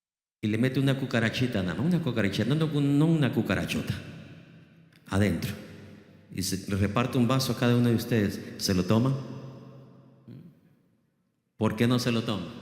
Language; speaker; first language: Spanish; native; Spanish